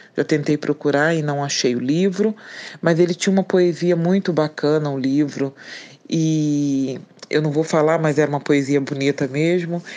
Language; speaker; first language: Portuguese; native; Portuguese